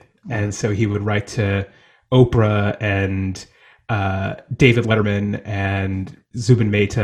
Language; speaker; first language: English; native; English